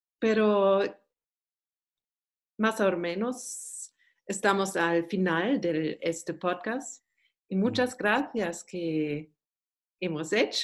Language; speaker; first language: Spanish; non-native, learner; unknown